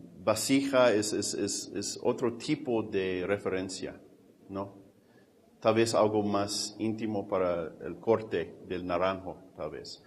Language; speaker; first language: Spanish; non-native, fluent; English